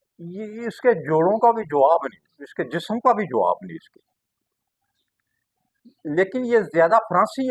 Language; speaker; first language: Hindi; non-native, local second language; Punjabi